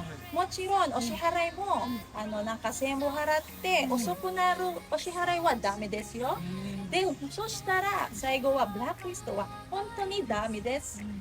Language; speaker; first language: Japanese; non-native, learner; Filipino